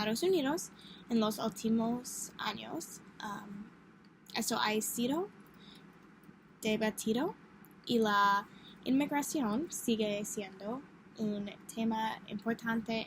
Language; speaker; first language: Spanish; non-native, learner; English